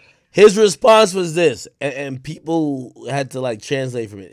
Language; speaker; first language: English; native; English